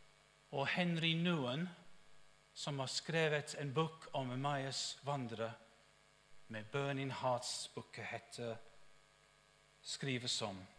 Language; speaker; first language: Norwegian; non-native, fluent; English